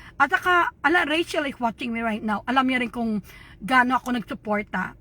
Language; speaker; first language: Filipino; non-native, local second language; Hiligaynon